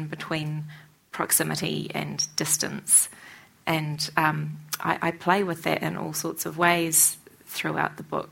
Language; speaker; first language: English; native; English